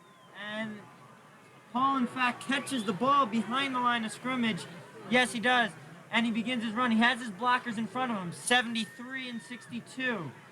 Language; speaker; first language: English; native; English